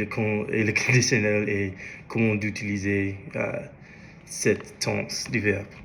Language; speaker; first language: French; non-native, learner; English